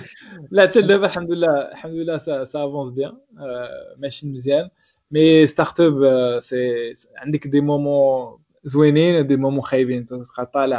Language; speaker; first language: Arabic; native; Arabic